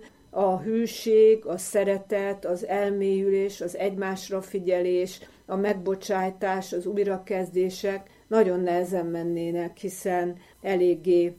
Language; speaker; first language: Hungarian; native; Hungarian